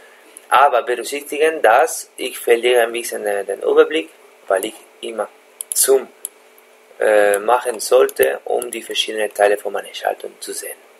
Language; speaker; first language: German; non-native, fluent; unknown